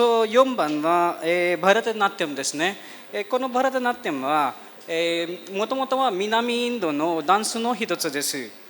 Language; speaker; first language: Japanese; non-native, fluent; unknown